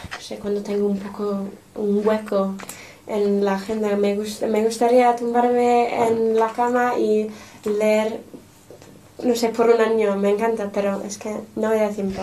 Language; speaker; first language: Spanish; non-native, fluent; English